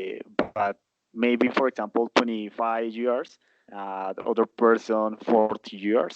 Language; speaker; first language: English; non-native, learner; Spanish